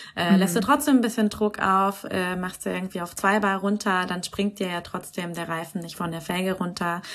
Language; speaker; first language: German; native; German